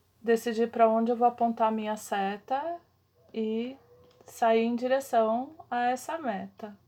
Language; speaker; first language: Portuguese; native; Portuguese